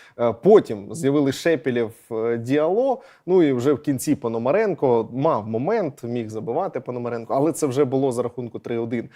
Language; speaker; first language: Ukrainian; native; Ukrainian